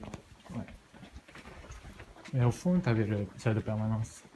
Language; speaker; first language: French; early bilingual, other home language; Japanese